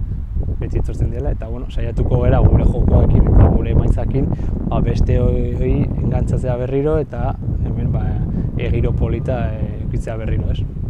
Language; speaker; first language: Basque; non-native, local second language; Spanish